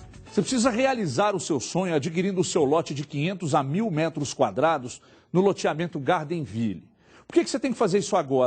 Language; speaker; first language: Portuguese; native; Portuguese